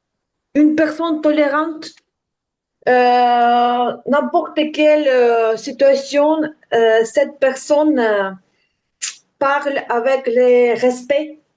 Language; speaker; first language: French; non-native, learner; Ukrainian